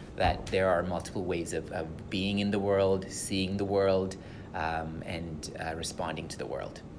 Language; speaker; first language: English; non-native, local second language; Tamil